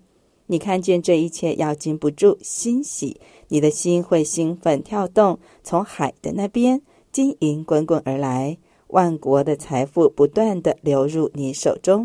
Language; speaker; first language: Chinese; native; Chinese